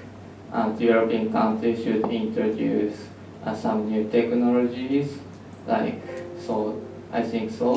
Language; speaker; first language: English; non-native, learner; Japanese